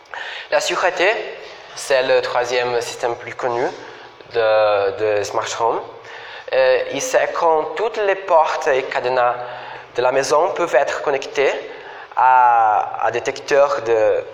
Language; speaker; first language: French; non-native, fluent; Portuguese